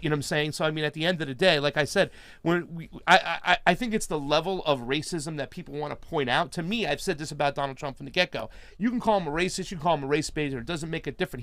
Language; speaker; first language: English; native; English